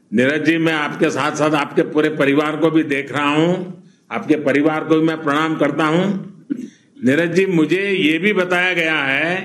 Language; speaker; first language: Hindi; non-native, local second language; Gujarati